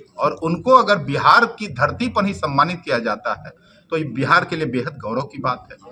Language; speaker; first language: Hindi; non-native, local second language; Bhojpuri